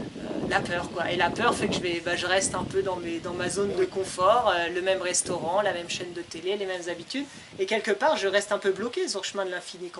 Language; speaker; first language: French; native; French